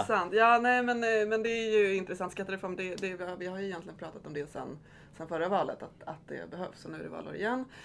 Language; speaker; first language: Swedish; native; Swedish